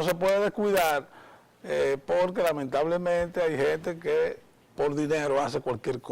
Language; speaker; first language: Spanish; native; Spanish